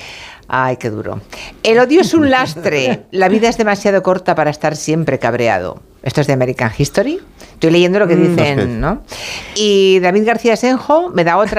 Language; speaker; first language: Spanish; native; Spanish